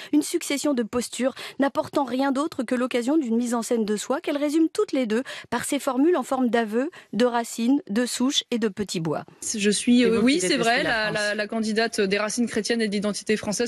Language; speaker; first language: French; native; French